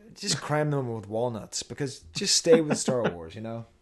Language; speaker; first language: English; native; English